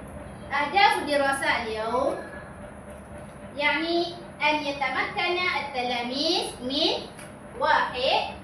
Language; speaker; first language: Arabic; non-native, learner; Malay